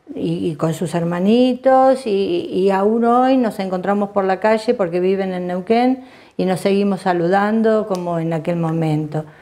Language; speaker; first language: Spanish; native; Spanish